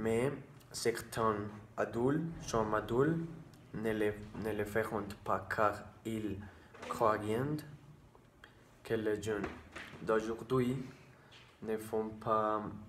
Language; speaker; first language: French; non-native, learner; Spanish